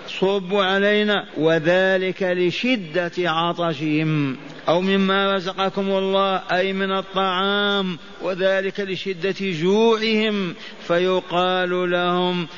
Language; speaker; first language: Arabic; native; Arabic